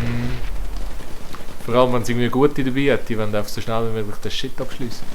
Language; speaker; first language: German; native; German